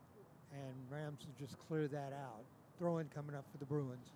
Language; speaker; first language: English; native; English